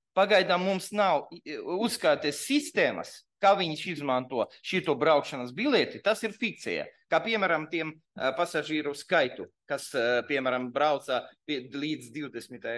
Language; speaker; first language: Latvian; non-native, local second language; Russian